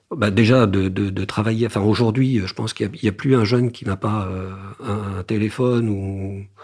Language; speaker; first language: French; native; French